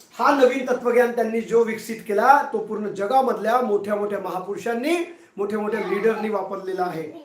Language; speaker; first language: Marathi; non-native, local second language; Hindi